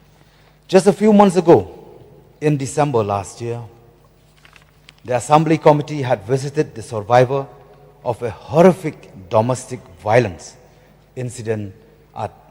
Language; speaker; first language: English; non-native, local second language; Khasi